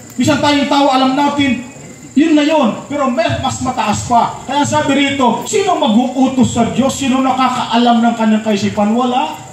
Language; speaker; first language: Filipino; non-native, local second language; Pampanga